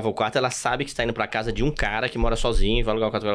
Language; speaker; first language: Portuguese; native; Portuguese